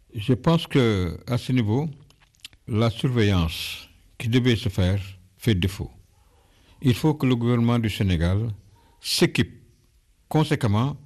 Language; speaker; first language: French; non-native, local second language; Wolof